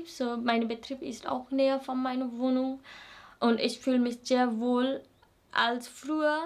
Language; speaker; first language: German; non-native, fluent; Nepali